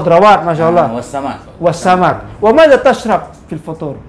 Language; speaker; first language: Arabic; non-native, fluent; Indonesian